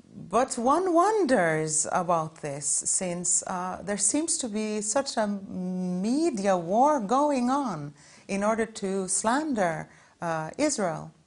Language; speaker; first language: English; non-native, fluent; Norwegian